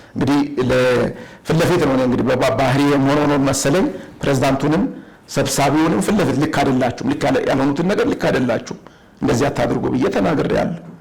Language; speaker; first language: Amharic; non-native, local second language; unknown